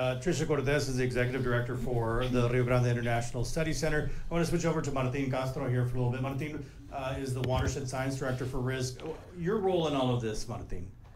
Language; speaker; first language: English; native; English